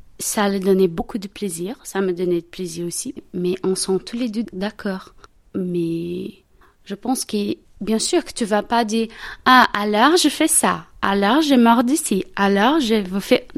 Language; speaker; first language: French; non-native, learner; Portuguese